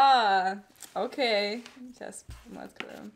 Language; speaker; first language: Russian; early bilingual, heritage; Russian